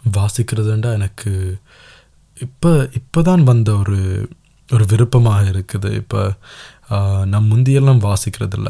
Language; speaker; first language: Tamil; early bilingual, heritage; Tamil